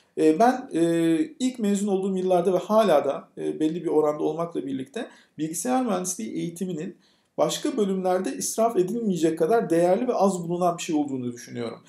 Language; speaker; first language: Turkish; native; Turkish